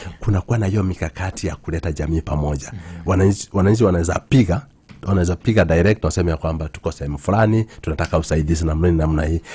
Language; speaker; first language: Swahili; non-native, local second language; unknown